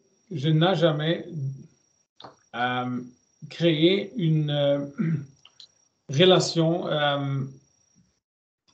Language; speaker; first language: French; non-native, learner; German